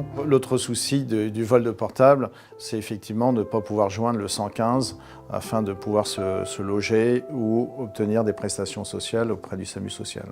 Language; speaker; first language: French; native; French